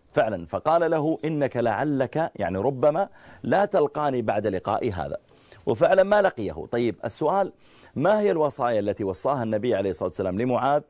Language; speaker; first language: Arabic; native; Arabic